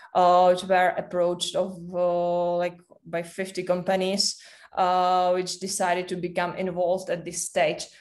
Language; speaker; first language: English; non-native, fluent; Czech